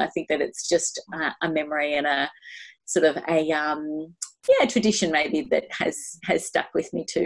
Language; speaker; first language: English; native; English